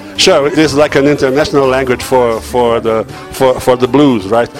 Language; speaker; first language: English; non-native, learner; Portuguese